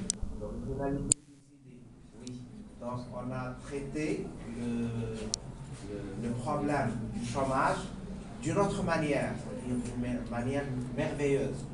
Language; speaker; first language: French; non-native, local second language; Arabic